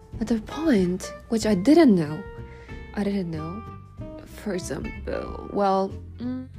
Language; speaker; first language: English; non-native, learner; Japanese